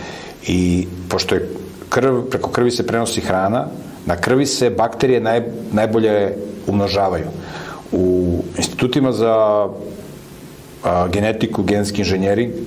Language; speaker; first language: Serbian; native; Serbian